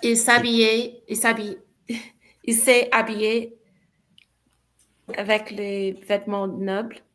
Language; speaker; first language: French; non-native, learner; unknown